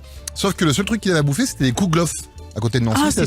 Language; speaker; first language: French; native; French